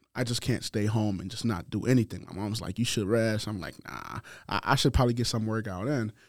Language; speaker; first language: English; non-native, fluent; Haitian Creole